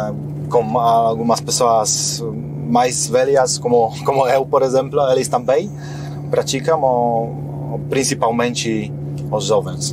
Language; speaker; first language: Spanish; non-native, learner; Polish